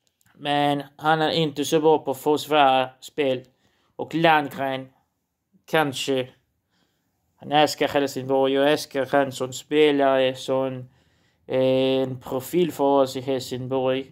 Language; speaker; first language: Swedish; non-native, learner; Portuguese